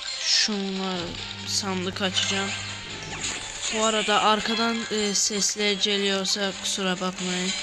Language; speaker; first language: Turkish; native; Turkish